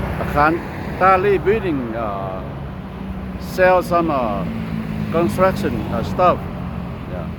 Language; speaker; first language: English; non-native, learner; Lao